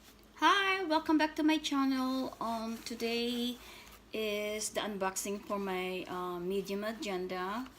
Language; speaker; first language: English; non-native, fluent; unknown